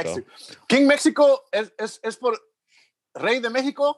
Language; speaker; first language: Spanish; early bilingual, heritage; Spanish